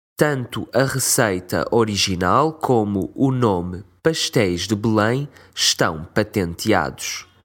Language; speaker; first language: Portuguese; native; Portuguese